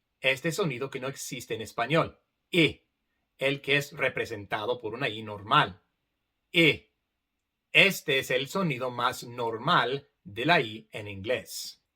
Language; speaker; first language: Spanish; non-native, fluent; English